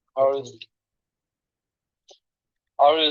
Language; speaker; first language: English; non-native, learner; Bangla